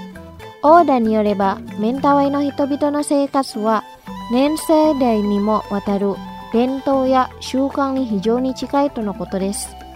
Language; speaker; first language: Japanese; non-native, fluent; Indonesian